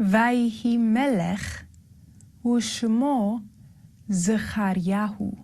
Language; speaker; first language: Hebrew; non-native, learner; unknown